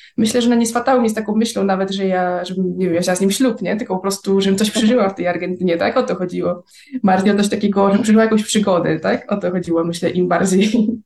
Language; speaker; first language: Polish; native; Polish